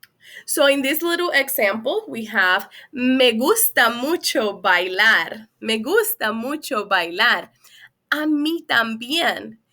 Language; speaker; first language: Spanish; non-native, fluent; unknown